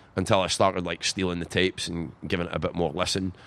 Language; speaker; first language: English; native; English